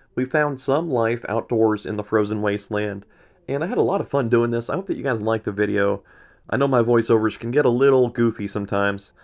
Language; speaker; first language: English; native; English